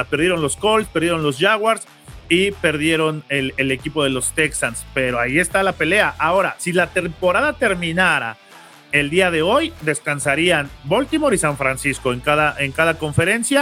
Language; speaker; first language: Spanish; native; Spanish